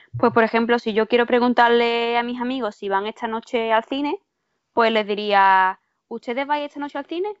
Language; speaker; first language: Spanish; native; Spanish